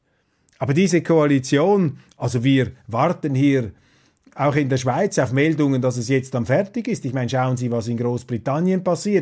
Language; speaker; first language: German; non-native, local second language; Swiss German